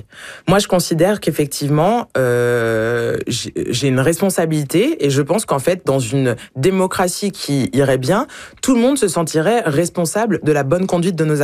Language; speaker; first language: French; native; French